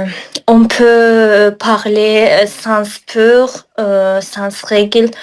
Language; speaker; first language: French; non-native, learner; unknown